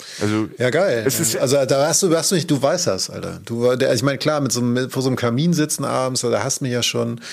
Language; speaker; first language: German; native; German